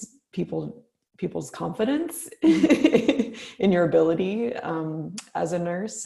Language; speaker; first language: English; native; English